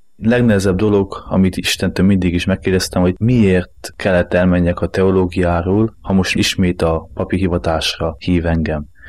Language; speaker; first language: Hungarian; native; Hungarian